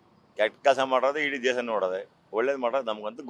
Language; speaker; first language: Kannada; native; Kannada